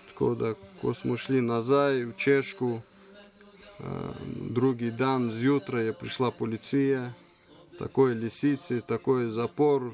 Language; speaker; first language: Slovenian; non-native, learner; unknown